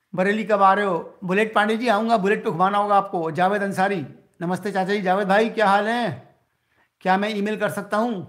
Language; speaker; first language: Hindi; native; Hindi